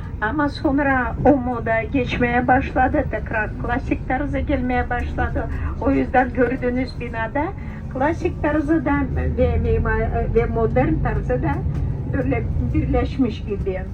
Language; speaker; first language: Turkish; non-native, fluent; Russian